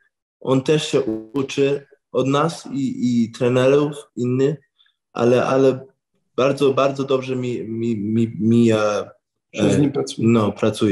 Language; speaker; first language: Polish; early bilingual, heritage; English